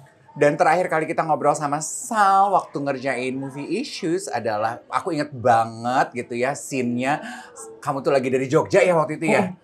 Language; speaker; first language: Indonesian; native; Indonesian